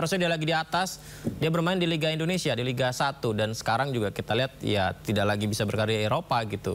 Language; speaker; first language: Indonesian; native; Indonesian